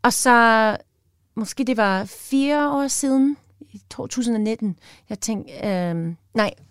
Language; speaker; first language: Danish; non-native, learner; English